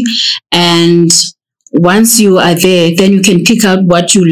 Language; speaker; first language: English; non-native, local second language; Xhosa